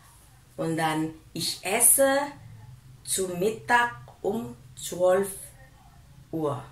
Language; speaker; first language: German; non-native, fluent; Indonesian